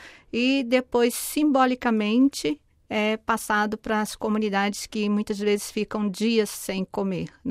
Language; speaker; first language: Portuguese; native; Portuguese